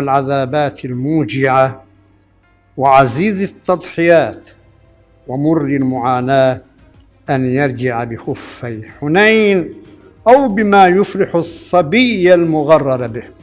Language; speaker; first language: Arabic; native; Arabic